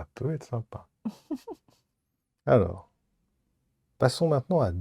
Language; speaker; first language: French; native; French